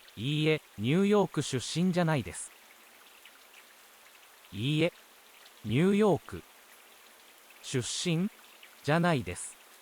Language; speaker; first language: Japanese; non-native, learner; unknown